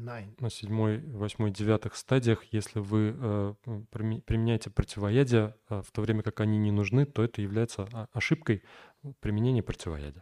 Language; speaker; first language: Russian; native; Russian